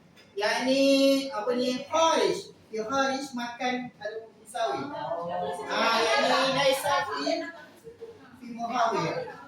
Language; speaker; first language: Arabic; non-native, learner; Malay